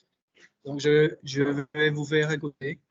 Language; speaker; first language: French; non-native, fluent; Spanish